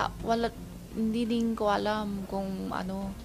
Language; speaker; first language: Filipino; non-native, learner; Chinese